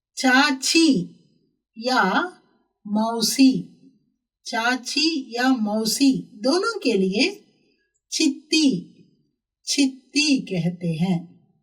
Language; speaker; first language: Hindi; non-native, local second language; Tamil